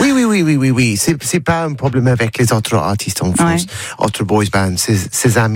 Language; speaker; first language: French; non-native, learner; English